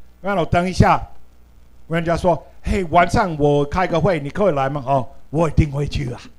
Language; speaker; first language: Chinese; non-native, fluent; English